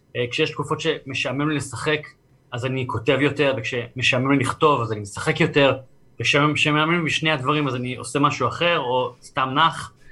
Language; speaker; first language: Hebrew; native; Hebrew